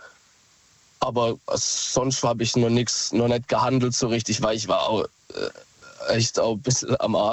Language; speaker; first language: German; native; German